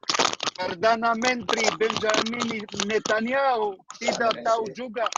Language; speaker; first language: Indonesian; non-native, learner; Hebrew